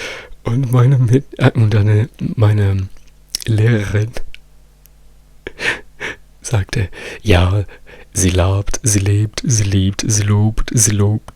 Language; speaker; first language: German; non-native, fluent; Italian